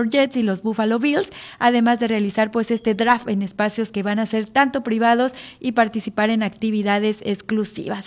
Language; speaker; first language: Spanish; native; Spanish